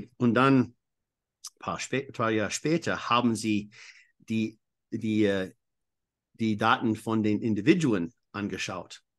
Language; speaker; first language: German; non-native, fluent; English